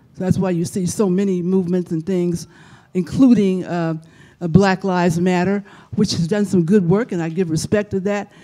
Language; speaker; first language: English; native; English